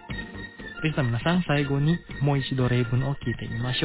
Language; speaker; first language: Japanese; non-native, fluent; Indonesian